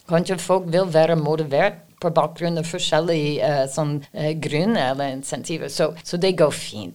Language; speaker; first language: Norwegian; non-native, fluent; English